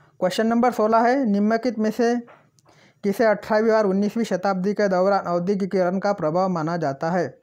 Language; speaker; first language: Hindi; non-native, local second language; Marathi